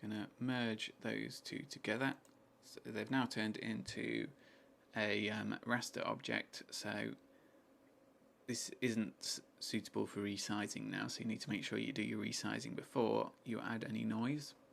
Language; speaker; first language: English; native; English